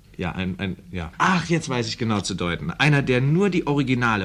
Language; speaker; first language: German; native; German